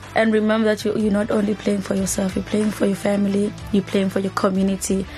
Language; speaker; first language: English; non-native, local second language; Zulu